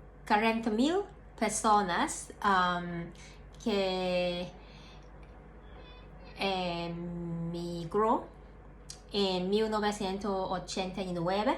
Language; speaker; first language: Spanish; non-native, learner; Cantonese